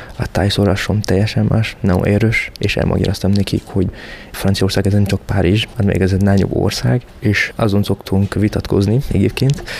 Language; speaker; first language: Hungarian; non-native, fluent; French